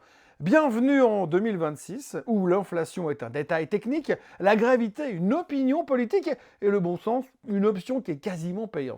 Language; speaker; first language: French; native; French